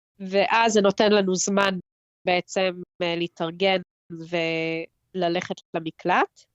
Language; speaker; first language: Hebrew; early bilingual, heritage; Hebrew